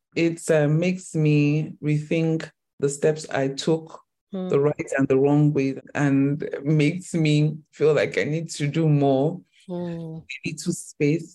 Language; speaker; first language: English; non-native, local second language; Yoruba